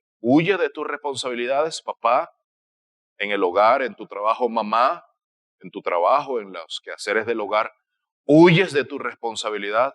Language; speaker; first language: Spanish; native; Spanish